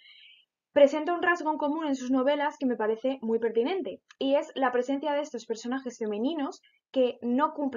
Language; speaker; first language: Spanish; native; Spanish